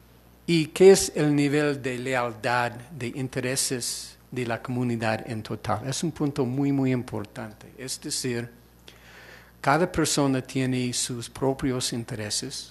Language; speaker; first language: Spanish; non-native, fluent; English